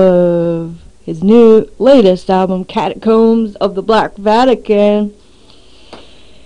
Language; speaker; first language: English; native; English